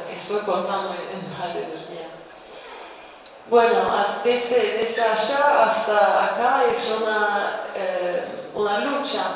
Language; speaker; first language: Spanish; non-native, fluent; Kurdish